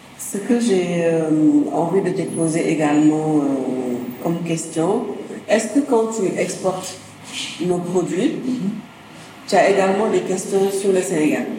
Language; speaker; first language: French; non-native, local second language; Wolof